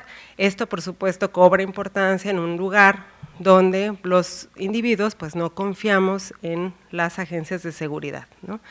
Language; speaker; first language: Spanish; native; Spanish